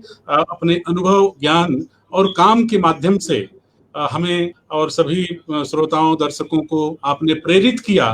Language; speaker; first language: Hindi; native; Hindi